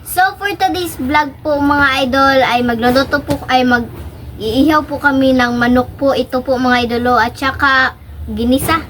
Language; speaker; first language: Filipino; native; Filipino